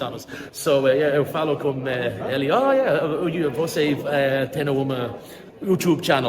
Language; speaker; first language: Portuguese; non-native, learner; English